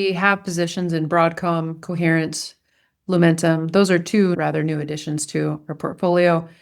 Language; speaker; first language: English; native; English